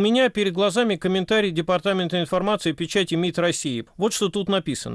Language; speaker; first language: Russian; native; Russian